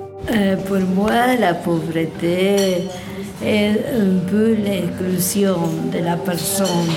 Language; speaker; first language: French; non-native, learner; Spanish